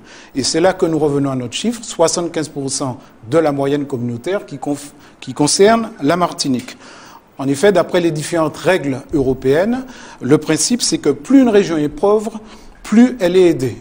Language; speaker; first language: French; native; French